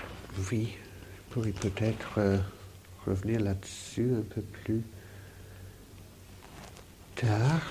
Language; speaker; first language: French; non-native, fluent; English